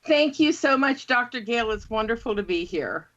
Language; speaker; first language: English; native; English